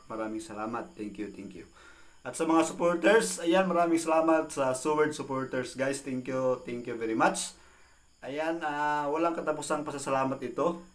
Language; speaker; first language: Filipino; non-native, local second language; Cebuano